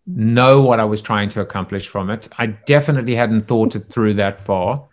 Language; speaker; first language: English; native; English